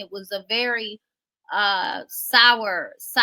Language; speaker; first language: English; native; English